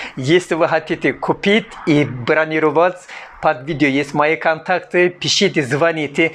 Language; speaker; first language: Russian; non-native, learner; Turkish